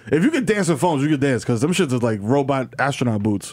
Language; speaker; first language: English; early bilingual, other home language; Spanish